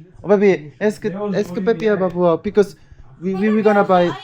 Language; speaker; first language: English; non-native, learner; Korean